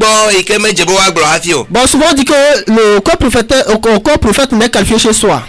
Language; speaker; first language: French; early bilingual, other home language; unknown